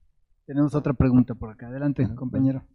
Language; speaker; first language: Spanish; native; Spanish